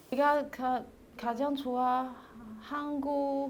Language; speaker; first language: Korean; non-native, learner; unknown